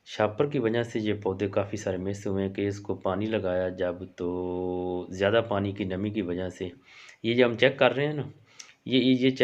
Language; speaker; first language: Hindi; non-native, local second language; Punjabi